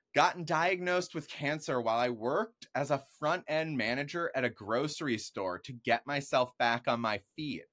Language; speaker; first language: English; native; English